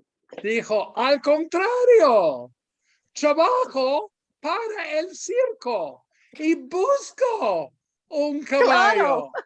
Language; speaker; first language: Spanish; non-native, fluent; English